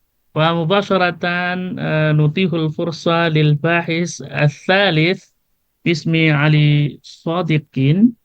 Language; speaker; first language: Arabic; non-native, fluent; Indonesian